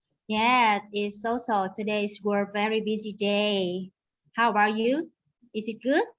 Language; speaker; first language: English; non-native, learner; Vietnamese